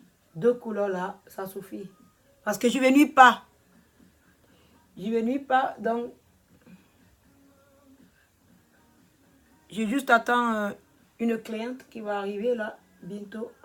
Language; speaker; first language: French; non-native, learner; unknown